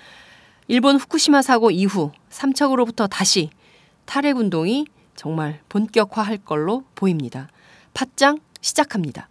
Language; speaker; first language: Korean; native; Korean